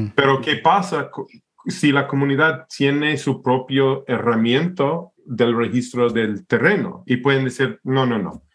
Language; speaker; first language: Spanish; non-native, fluent; English